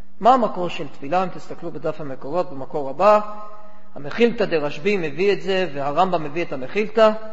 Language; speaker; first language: Hebrew; non-native, fluent; English